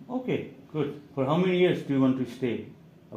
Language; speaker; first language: English; non-native, fluent; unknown